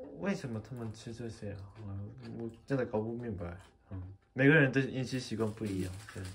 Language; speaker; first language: Chinese; non-native, fluent; Korean